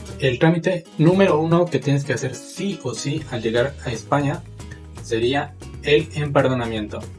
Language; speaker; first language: Spanish; native; Spanish